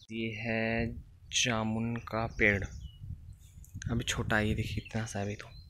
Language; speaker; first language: Hindi; native; Hindi